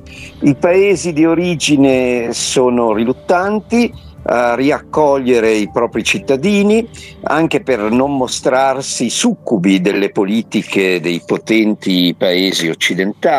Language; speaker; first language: Italian; native; Italian